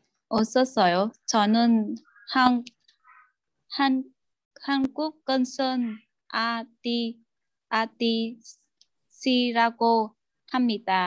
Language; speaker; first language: Korean; non-native, learner; Vietnamese